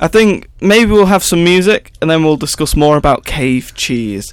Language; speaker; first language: English; native; English